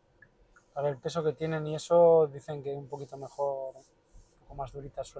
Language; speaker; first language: Spanish; native; Spanish